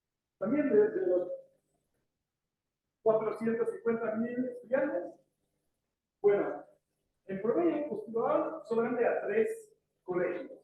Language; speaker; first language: Spanish; non-native, fluent; English